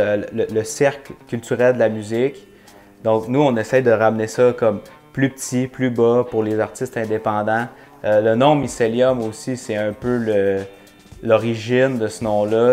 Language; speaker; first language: French; native; French